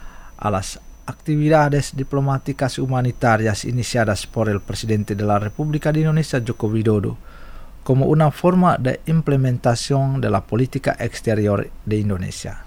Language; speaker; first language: Spanish; non-native, fluent; Indonesian